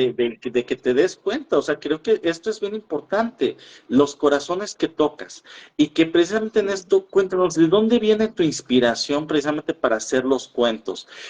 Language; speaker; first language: Spanish; native; Spanish